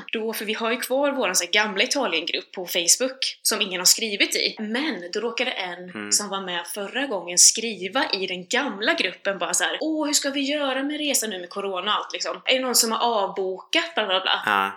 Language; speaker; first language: Swedish; native; Swedish